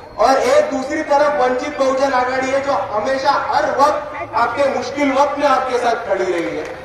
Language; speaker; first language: Hindi; non-native, local second language; Marathi